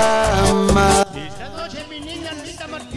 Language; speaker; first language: Spanish; native; Spanish